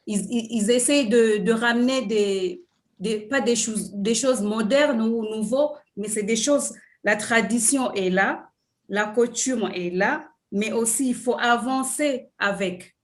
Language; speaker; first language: French; non-native, fluent; Swahili